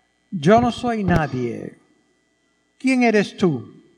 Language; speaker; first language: Spanish; early bilingual, other home language; English